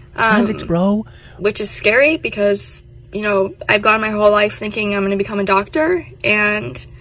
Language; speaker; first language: English; native; English